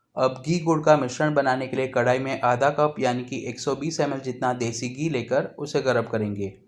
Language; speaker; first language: Hindi; non-native, local second language; Gujarati